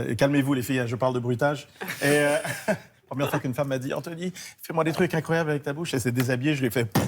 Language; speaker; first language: French; early bilingual, other home language; Haitian Creole